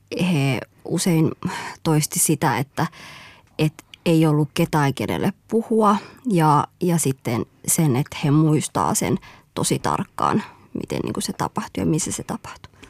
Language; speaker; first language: Finnish; early bilingual, other home language; Somali